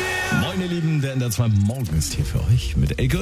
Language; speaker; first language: German; native; German